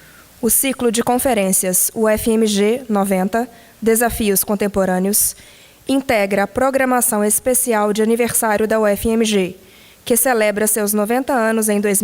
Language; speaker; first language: Portuguese; native; Portuguese